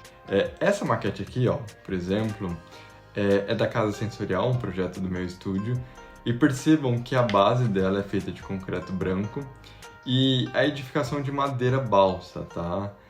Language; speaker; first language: Portuguese; native; Portuguese